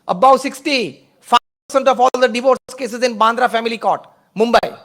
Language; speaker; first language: English; non-native, local second language; Gujarati